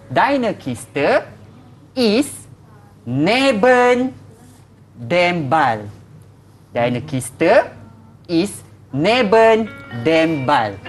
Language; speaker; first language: German; non-native, fluent; Malay